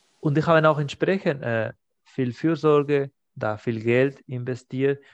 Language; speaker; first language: German; non-native, fluent; Spanish